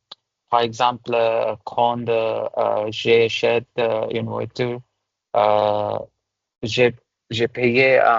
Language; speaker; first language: French; non-native, learner; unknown